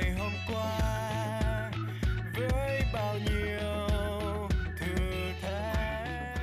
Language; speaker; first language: Vietnamese; native; Vietnamese